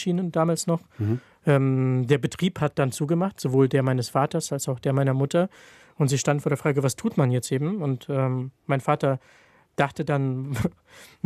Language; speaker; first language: German; non-native, fluent; Ukrainian